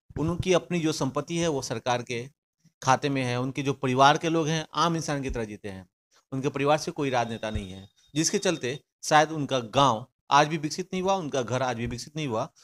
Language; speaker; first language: Hindi; native; Hindi